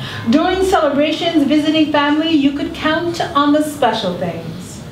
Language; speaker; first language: English; early bilingual, other home language; Spanish